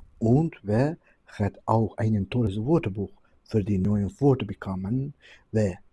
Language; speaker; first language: German; non-native, fluent; Turkish